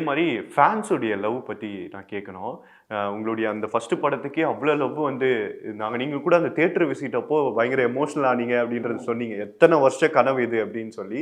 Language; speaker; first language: Tamil; native; Tamil